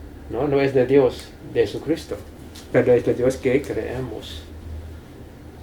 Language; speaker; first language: Spanish; non-native, fluent; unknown